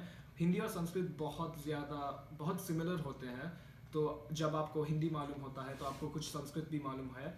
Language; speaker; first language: Hindi; non-native, learner; Malayalam